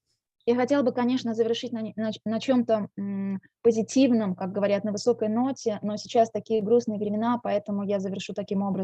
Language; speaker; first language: Russian; native; Russian